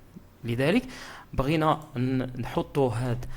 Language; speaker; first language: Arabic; native; Arabic